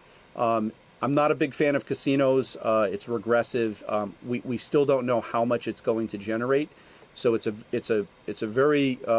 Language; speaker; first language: English; native; English